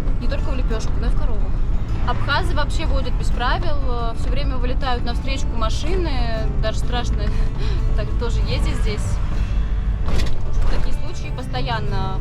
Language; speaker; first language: Russian; native; Russian